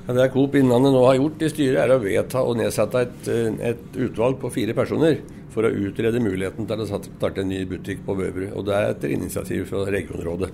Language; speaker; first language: Norwegian; native; Norwegian